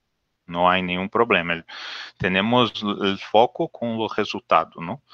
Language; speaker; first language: Spanish; non-native, learner; Portuguese